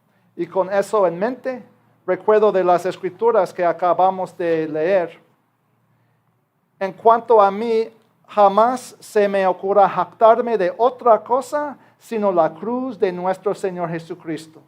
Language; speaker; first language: Spanish; non-native, fluent; English